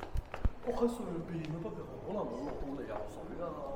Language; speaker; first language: Cantonese; native; Cantonese